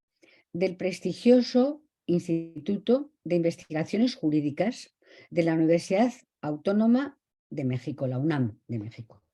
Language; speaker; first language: Spanish; native; Spanish